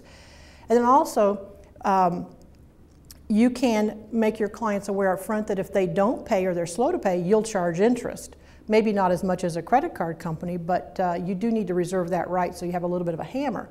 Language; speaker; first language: English; native; English